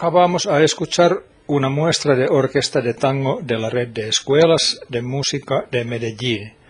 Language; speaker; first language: Spanish; non-native, fluent; Finnish